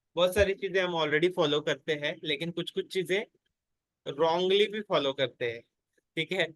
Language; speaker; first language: Hindi; non-native, local second language; Marathi